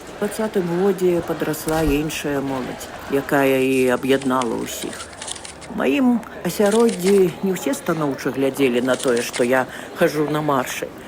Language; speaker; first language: Belarusian; native; Belarusian